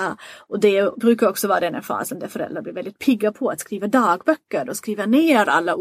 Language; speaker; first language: Swedish; non-native, fluent; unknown